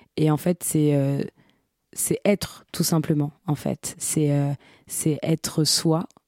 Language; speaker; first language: French; native; French